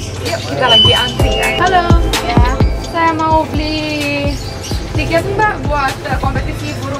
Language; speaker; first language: Indonesian; non-native, fluent; Romanian